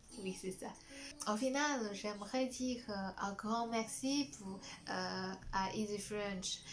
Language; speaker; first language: French; non-native, fluent; Chinese